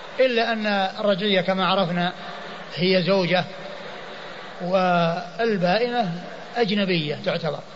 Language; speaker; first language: Arabic; native; Arabic